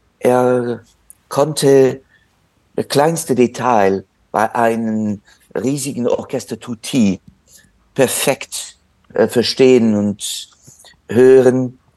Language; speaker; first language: German; non-native, fluent; French